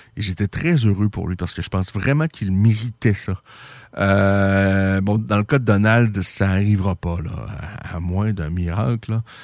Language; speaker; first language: French; native; French